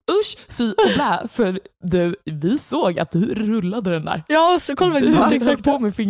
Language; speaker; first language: Swedish; native; Swedish